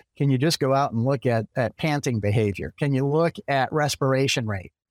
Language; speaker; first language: English; native; English